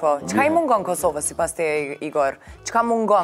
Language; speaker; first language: Albanian; native; Albanian